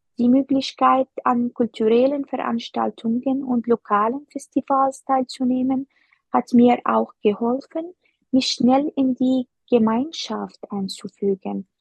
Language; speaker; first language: German; non-native, fluent; Arabic